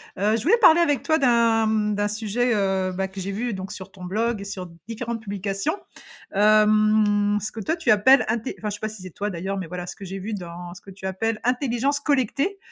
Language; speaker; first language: French; native; French